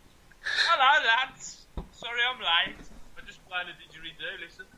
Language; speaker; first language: English; native; English